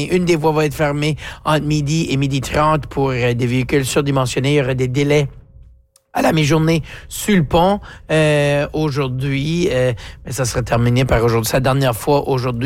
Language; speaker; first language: French; native; French